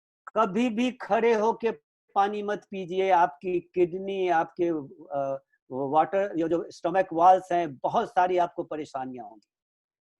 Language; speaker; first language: Hindi; native; Hindi